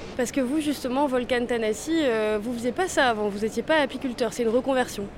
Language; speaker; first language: French; native; French